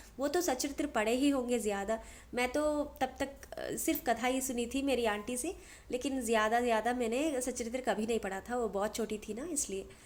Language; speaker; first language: Hindi; non-native, local second language; Telugu